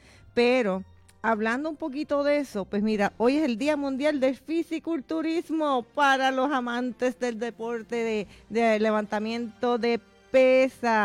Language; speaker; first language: Spanish; native; Spanish